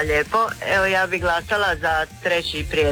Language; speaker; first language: Serbian; native; Serbian